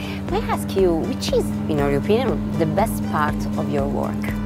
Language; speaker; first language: English; non-native, fluent; Italian